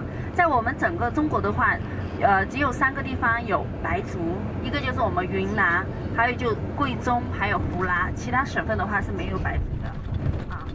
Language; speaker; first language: Chinese; native; Chinese